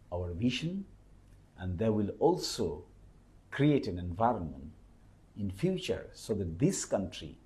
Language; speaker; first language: English; non-native, local second language; Bangla